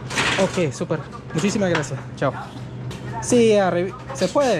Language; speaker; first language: Spanish; non-native, fluent; English